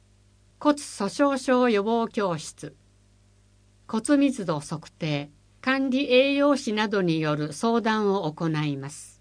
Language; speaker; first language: Japanese; native; Japanese